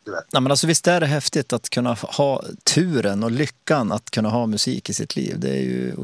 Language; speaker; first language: Swedish; native; Swedish